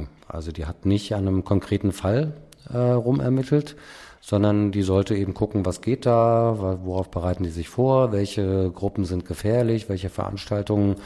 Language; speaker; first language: German; native; German